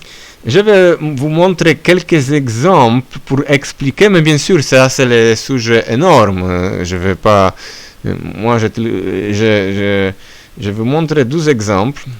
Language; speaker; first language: French; non-native, learner; Polish